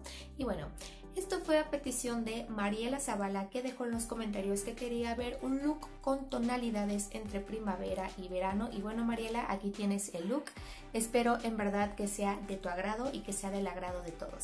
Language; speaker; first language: Spanish; native; Spanish